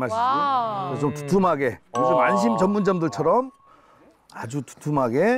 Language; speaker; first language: Korean; native; Korean